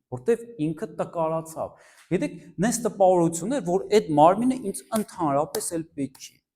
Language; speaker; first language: Armenian; early bilingual, heritage; Armenian